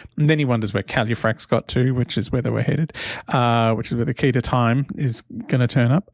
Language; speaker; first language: English; native; English